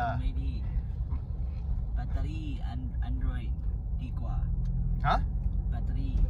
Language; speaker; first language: Thai; non-native, learner; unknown